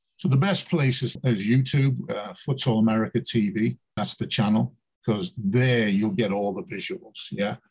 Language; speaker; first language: English; native; English